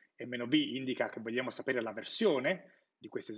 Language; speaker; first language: Italian; native; Italian